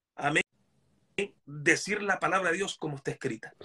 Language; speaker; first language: Spanish; native; Spanish